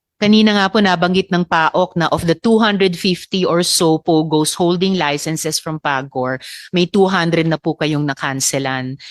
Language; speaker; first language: Filipino; native; Filipino